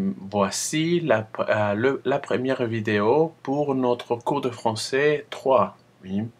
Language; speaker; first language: French; non-native, fluent; Spanish